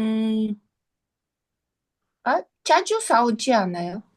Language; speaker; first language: Korean; non-native, learner; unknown